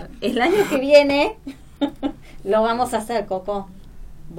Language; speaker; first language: Spanish; native; Spanish